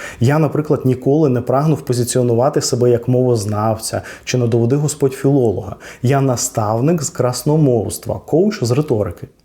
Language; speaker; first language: Ukrainian; non-native, local second language; Russian